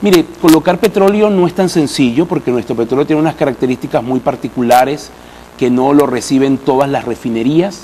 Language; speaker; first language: Spanish; native; Spanish